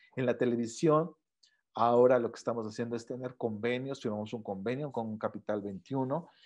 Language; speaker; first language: Spanish; native; Spanish